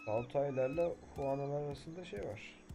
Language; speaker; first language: Turkish; native; Turkish